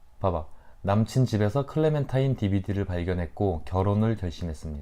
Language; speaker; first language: Korean; native; Korean